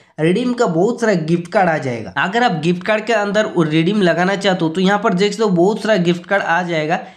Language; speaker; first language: Hindi; native; Hindi